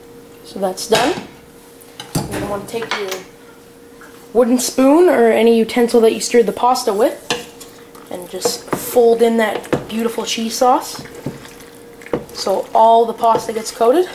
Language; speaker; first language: English; native; English